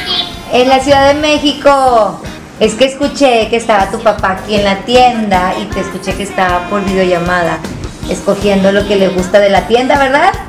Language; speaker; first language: Spanish; native; Spanish